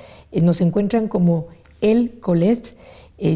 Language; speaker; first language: Spanish; native; Spanish